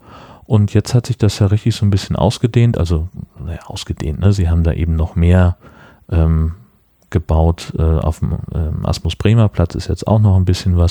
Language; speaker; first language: German; native; German